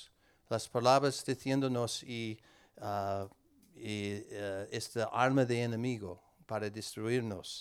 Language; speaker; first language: Spanish; non-native, learner; English